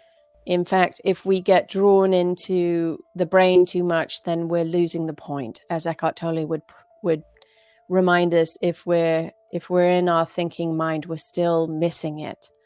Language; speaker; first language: English; native; English